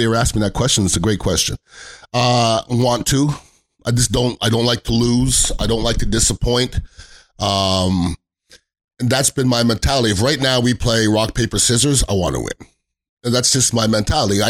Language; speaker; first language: English; native; English